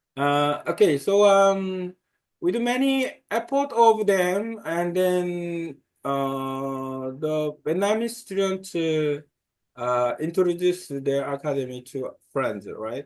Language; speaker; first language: English; non-native, learner; Korean